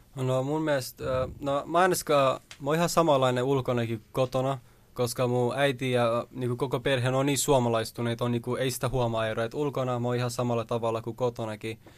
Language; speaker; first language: Finnish; early bilingual, other home language; Persian